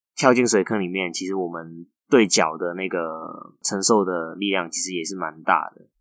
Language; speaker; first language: Chinese; non-native, fluent; Cantonese